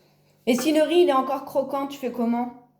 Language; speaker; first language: French; native; French